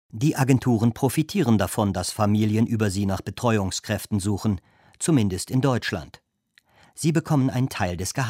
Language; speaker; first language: German; native; German